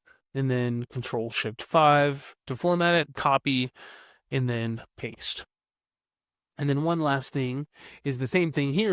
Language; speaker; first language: English; native; English